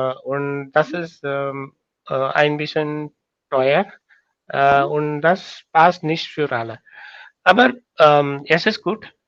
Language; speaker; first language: German; non-native, learner; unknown